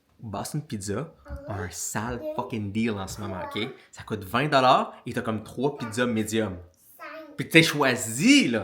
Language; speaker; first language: French; native; French